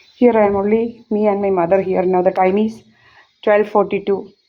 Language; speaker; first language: English; non-native, local second language; Malayalam